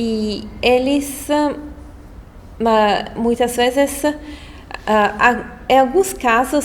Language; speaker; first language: Portuguese; non-native, fluent; Italian